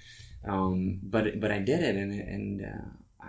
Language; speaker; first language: English; non-native, fluent; Norwegian